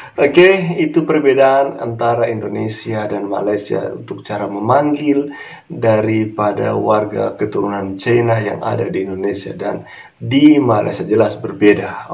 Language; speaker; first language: Indonesian; native; Indonesian